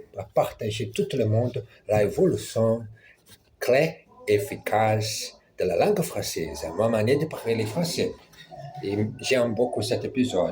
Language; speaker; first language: French; non-native, learner; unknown